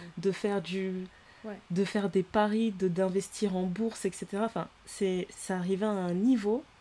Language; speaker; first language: French; early bilingual, other home language; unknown